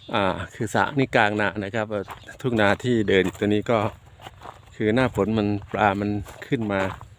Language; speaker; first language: Thai; native; Thai